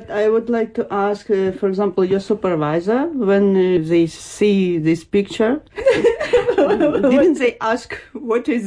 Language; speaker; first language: English; non-native, fluent; Ukrainian